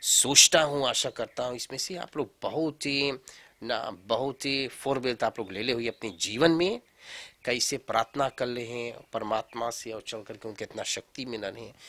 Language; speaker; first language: Hindi; early bilingual, heritage; Hindi